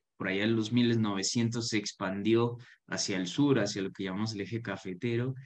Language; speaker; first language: Spanish; native; Spanish